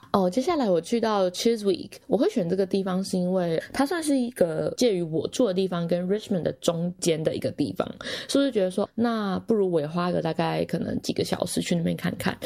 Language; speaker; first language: Chinese; native; Chinese